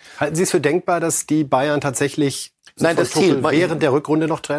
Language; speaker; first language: German; native; German